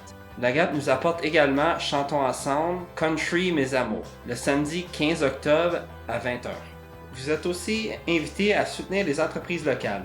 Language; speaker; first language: French; native; French